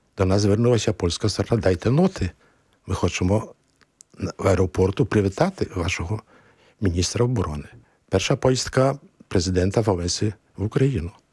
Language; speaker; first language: Ukrainian; early bilingual, heritage; Ukrainian